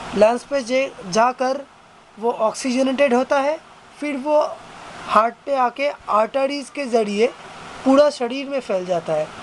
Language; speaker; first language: Hindi; non-native, local second language; Bangla